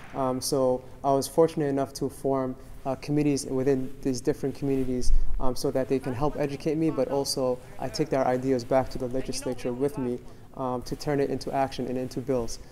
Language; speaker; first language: English; native; English